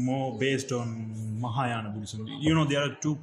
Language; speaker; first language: English; non-native, local second language; Sinhala